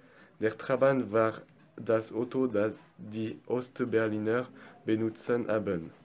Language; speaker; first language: German; non-native, learner; French